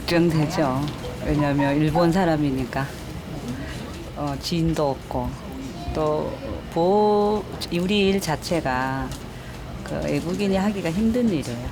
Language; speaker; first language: Korean; native; Korean